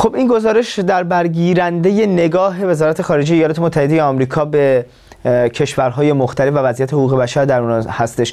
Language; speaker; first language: Persian; native; Persian